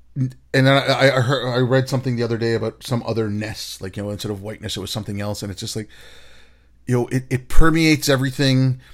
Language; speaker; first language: English; non-native, local second language; Urdu